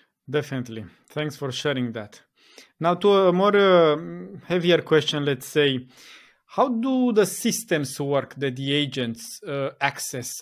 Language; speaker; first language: English; non-native, fluent; Romanian